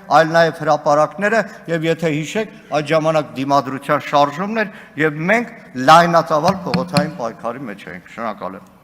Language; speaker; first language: Armenian; native; Armenian